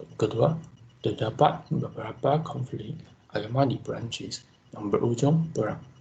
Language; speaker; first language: Malay; non-native, local second language; Chinese